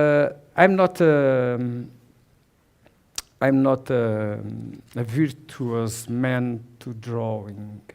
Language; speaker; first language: English; non-native, learner; Portuguese